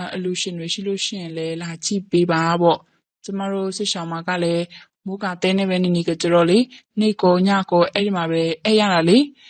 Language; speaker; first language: Burmese; native; Burmese